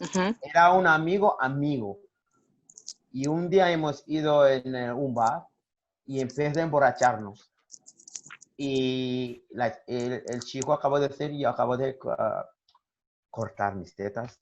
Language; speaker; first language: Spanish; non-native, learner; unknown